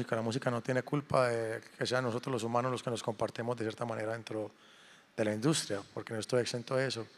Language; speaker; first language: Spanish; native; Spanish